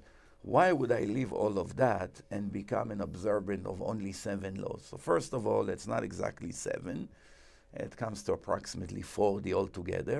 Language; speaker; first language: English; non-native, fluent; Hebrew